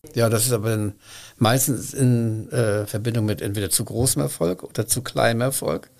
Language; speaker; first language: German; native; German